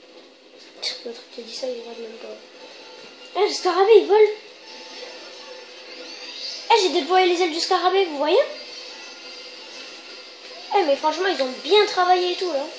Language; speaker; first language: French; native; French